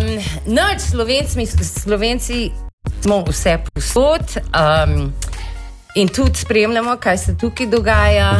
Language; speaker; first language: Slovenian; early bilingual, heritage; Slovenian